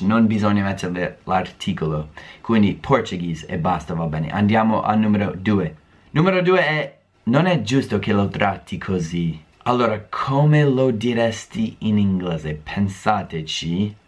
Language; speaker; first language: Italian; non-native, fluent; English